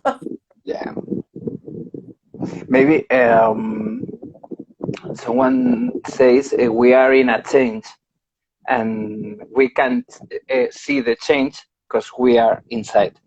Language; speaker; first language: English; non-native, learner; Spanish